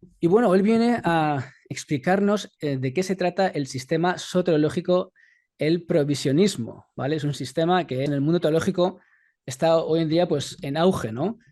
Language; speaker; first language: Spanish; native; Spanish